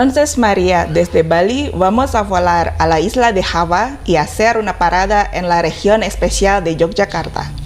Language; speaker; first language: Spanish; non-native, fluent; Indonesian